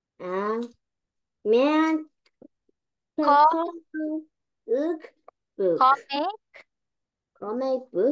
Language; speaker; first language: English; non-native, learner; Korean